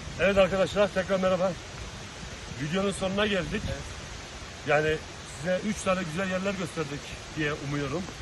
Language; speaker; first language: Turkish; early bilingual, heritage; Turkish